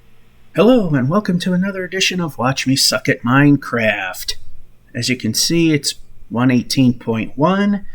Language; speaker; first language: English; native; English